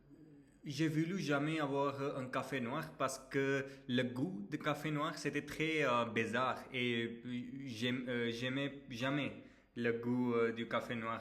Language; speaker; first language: French; non-native, learner; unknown